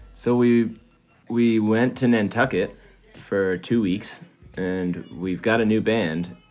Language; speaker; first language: English; early bilingual, other home language; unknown